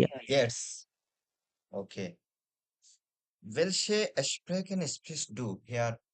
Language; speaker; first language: German; non-native, fluent; Bangla